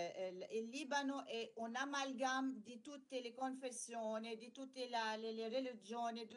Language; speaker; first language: Italian; non-native, learner; Arabic